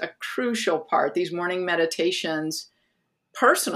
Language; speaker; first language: English; native; English